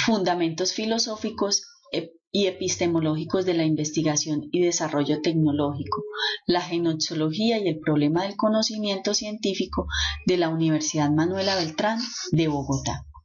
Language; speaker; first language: Spanish; native; Spanish